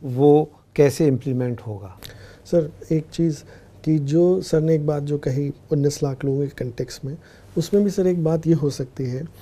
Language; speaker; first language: Hindi; native; Hindi